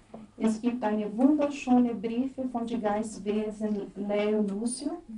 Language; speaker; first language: German; non-native, fluent; Portuguese